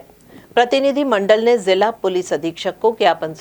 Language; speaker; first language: Hindi; native; Hindi